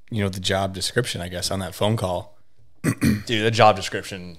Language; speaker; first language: English; native; English